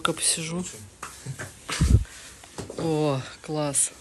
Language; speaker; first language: Russian; native; Russian